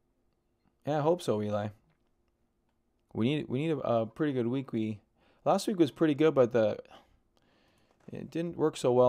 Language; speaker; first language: English; native; English